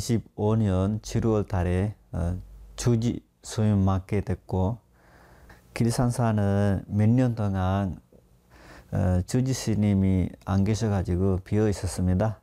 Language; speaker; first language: Korean; non-native, fluent; Sinhala